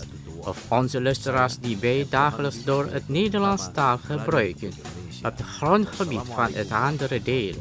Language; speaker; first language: Dutch; non-native, learner; Indonesian